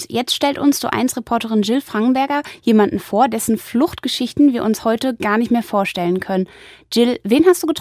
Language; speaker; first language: German; native; German